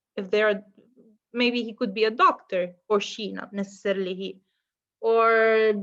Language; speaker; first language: English; non-native, fluent; Arabic